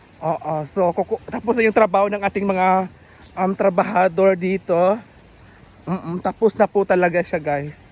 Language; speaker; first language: Filipino; native; Filipino